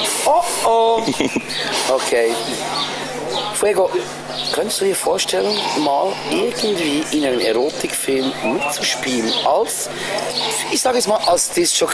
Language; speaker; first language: German; native; German